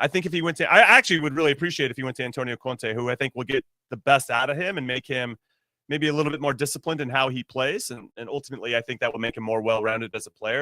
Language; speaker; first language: English; native; English